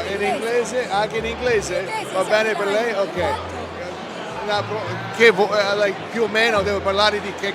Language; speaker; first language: Italian; early bilingual, heritage; Italian